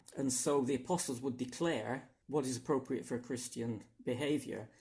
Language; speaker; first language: English; native; English